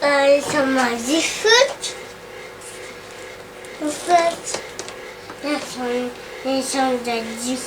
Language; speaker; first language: French; native; French